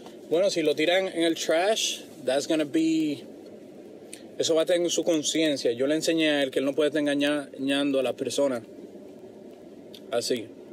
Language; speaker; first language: Spanish; native; Spanish